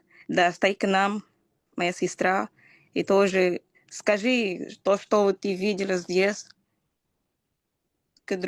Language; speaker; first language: Russian; non-native, learner; Portuguese